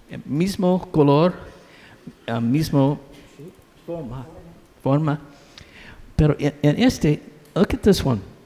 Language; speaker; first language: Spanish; non-native, learner; English